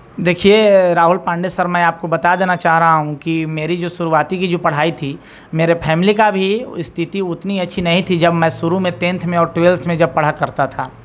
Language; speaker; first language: Hindi; native; Hindi